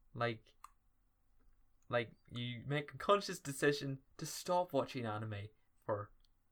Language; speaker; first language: English; native; English